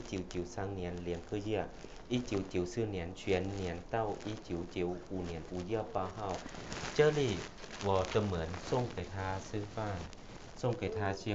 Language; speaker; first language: Chinese; non-native, learner; Thai